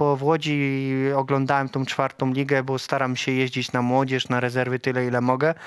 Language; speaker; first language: Polish; native; Polish